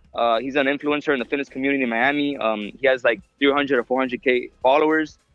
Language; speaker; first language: Spanish; early bilingual, heritage; Spanish